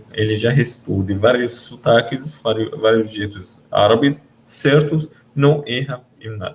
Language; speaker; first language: Portuguese; non-native, learner; Arabic